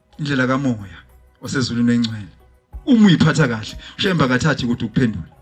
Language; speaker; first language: Zulu; native; Zulu